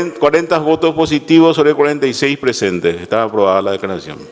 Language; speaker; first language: Spanish; native; Spanish